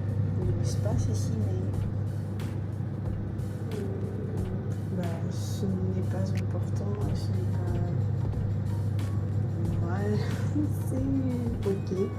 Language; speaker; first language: French; non-native, fluent; Russian